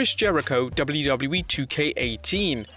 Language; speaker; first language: English; native; English